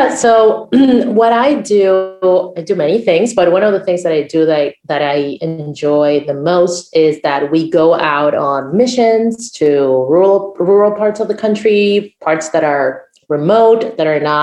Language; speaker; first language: English; non-native, fluent; Spanish